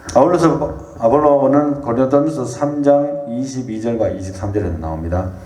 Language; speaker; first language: Korean; native; Korean